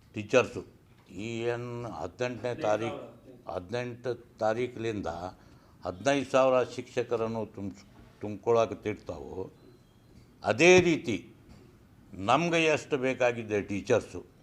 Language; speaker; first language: Kannada; non-native, local second language; Urdu